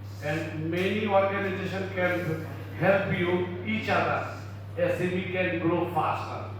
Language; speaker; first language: English; non-native, learner; Bangla